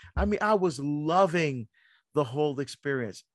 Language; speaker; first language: English; native; English